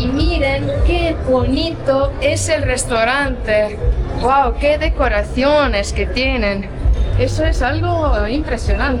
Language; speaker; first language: Spanish; non-native, fluent; Portuguese